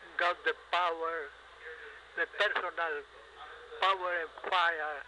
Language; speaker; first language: English; non-native, fluent; Spanish